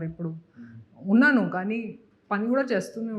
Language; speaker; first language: Telugu; non-native, local second language; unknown